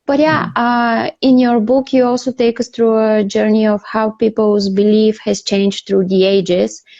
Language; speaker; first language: English; non-native, fluent; Bulgarian